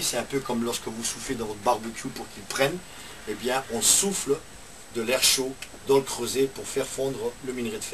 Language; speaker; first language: French; native; French